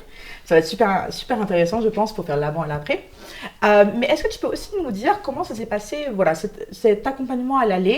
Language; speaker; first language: French; native; French